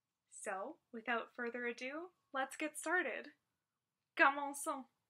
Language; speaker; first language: English; native; English